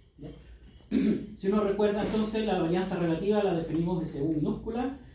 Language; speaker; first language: Spanish; native; Spanish